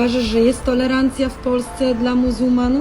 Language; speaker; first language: Polish; native; Polish